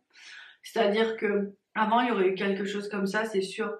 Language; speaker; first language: French; native; French